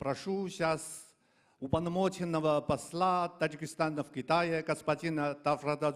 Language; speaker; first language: Russian; non-native, fluent; Chinese